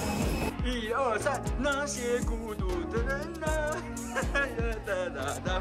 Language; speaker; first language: Chinese; native; Chinese